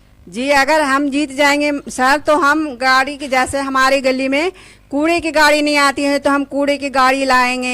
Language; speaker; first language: Hindi; native; Hindi